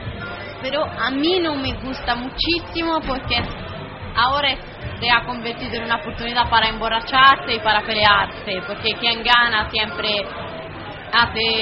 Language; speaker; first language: Spanish; non-native, fluent; Italian